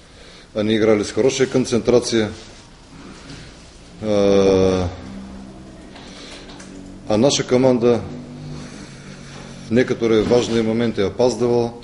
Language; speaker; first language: Russian; non-native, fluent; Bulgarian